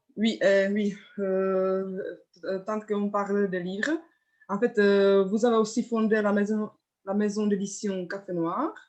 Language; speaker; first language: French; non-native, fluent; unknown